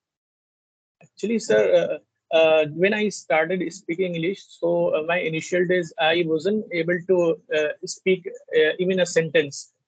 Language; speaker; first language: English; non-native, learner; Hindi